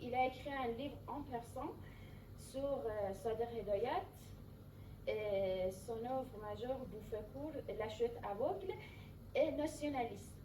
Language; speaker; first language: French; non-native, fluent; Persian